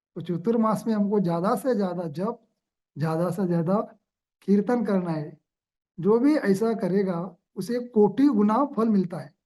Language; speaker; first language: Hindi; non-native, local second language; Marathi